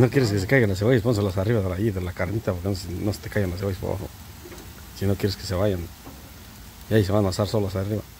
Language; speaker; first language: Spanish; native; Spanish